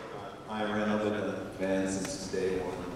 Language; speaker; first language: English; native; English